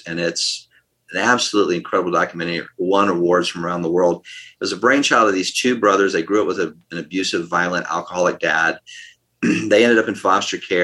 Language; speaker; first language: English; native; English